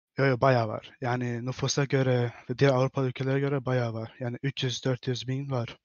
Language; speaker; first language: Turkish; early bilingual, heritage; Turkish